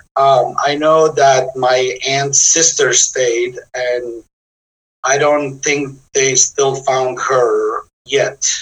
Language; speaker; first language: English; non-native, fluent; Bosnian